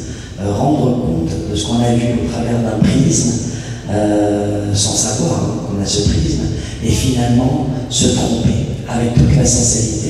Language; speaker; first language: French; native; French